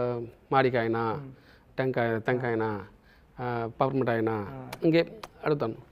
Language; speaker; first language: Telugu; non-native, learner; Tamil